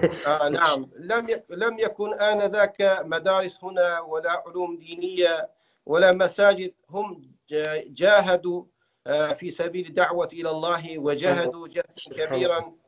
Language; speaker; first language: Arabic; non-native, fluent; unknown